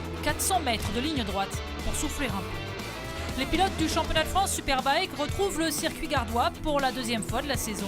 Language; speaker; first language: French; native; French